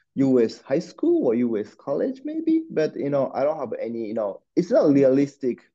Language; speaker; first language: English; non-native, learner; Japanese